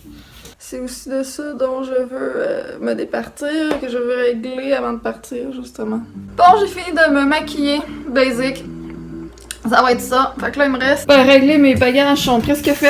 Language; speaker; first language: French; native; French